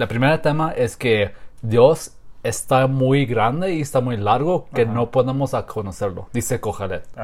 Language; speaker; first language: Spanish; non-native, learner; English